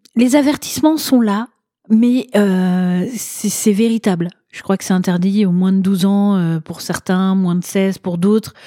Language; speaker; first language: French; native; French